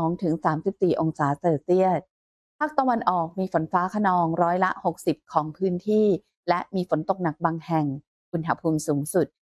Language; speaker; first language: Thai; native; Thai